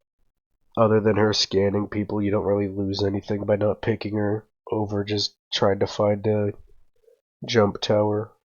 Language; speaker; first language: English; native; English